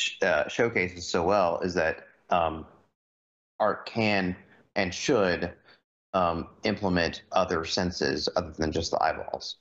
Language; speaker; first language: English; native; English